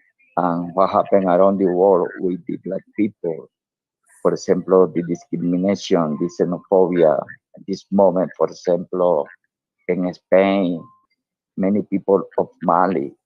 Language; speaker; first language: English; non-native, learner; Spanish